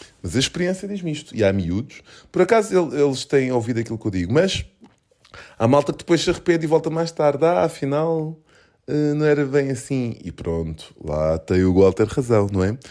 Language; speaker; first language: Portuguese; early bilingual, other home language; Kabuverdianu